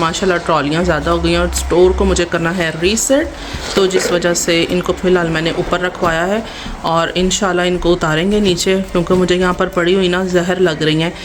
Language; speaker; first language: Urdu; native; Urdu